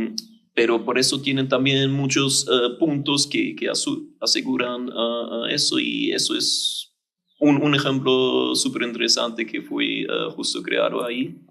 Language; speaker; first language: Spanish; non-native, fluent; German